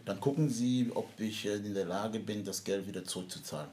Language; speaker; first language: German; non-native, fluent; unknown